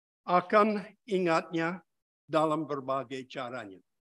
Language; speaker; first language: Indonesian; non-native, fluent; English